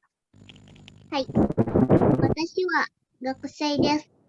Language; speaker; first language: Japanese; non-native, learner; Indonesian